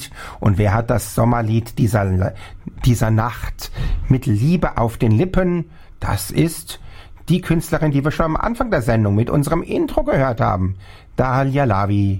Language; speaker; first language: German; native; German